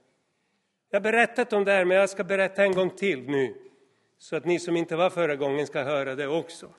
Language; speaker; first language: Swedish; non-native, fluent; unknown